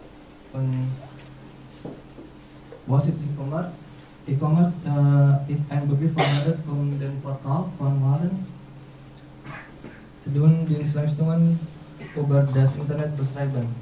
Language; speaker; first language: German; non-native, learner; Indonesian